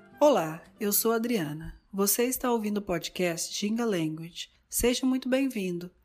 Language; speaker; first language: Portuguese; native; Portuguese